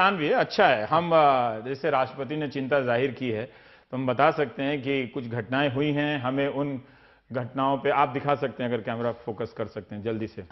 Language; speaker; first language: Hindi; native; Hindi